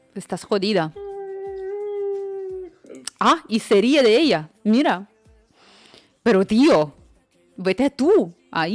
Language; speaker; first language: Spanish; non-native, fluent; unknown